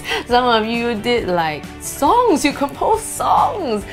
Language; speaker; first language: English; native; English